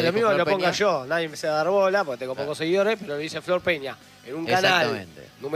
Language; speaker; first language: Spanish; native; Spanish